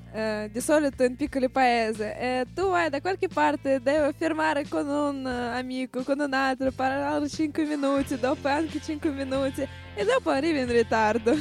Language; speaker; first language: Italian; non-native, learner; Russian